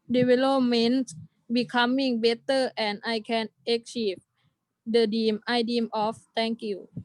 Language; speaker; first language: English; non-native, learner; Thai